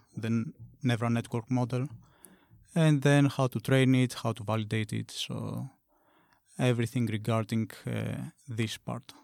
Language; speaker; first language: English; non-native, fluent; Greek